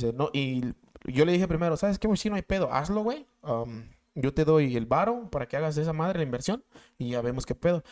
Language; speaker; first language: Spanish; native; Spanish